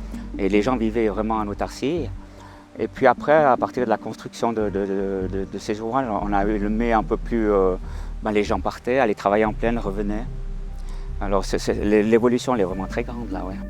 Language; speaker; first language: French; native; French